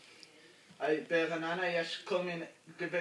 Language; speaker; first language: Hebrew; non-native, learner; English